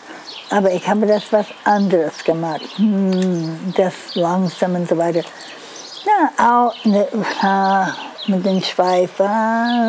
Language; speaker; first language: German; non-native, fluent; English